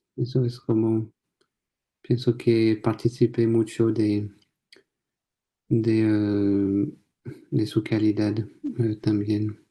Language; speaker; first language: Spanish; non-native, fluent; French